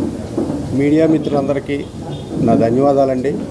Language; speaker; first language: Telugu; native; Telugu